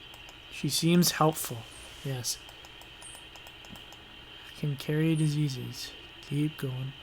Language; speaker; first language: English; native; English